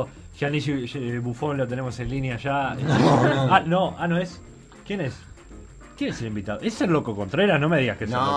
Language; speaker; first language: Spanish; native; Spanish